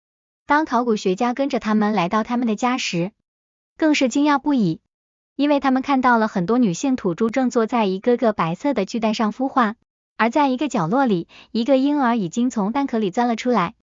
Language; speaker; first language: Chinese; native; Chinese